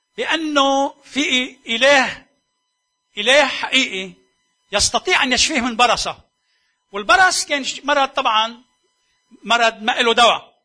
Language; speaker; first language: Arabic; native; Arabic